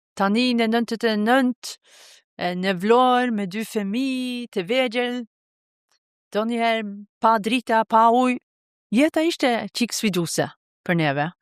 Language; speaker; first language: Albanian; non-native, fluent; Norwegian